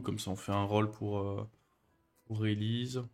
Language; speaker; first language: French; native; French